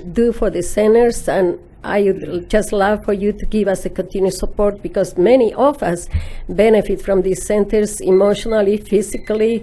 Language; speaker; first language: English; non-native, fluent; Spanish